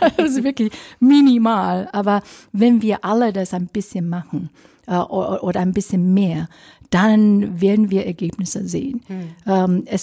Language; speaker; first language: German; non-native, fluent; Chinese